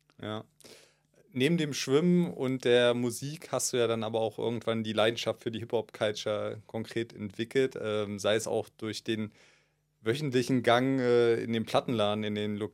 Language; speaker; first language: German; native; German